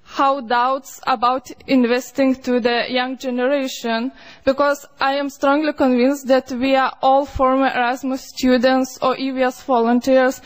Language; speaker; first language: English; non-native, fluent; Lithuanian